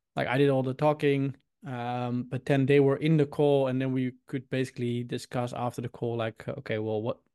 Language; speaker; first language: English; non-native, fluent; Dutch